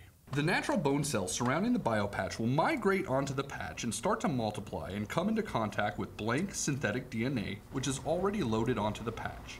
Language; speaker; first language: English; native; English